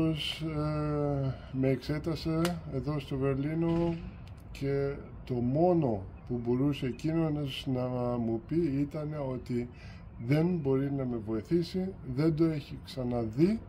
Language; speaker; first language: Greek; early bilingual, heritage; Greek